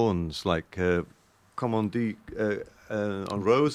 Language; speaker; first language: French; non-native, learner; English